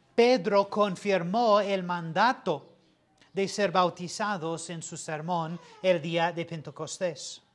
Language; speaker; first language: Spanish; non-native, fluent; English